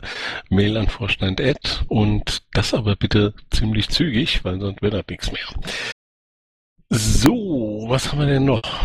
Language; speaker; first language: German; native; German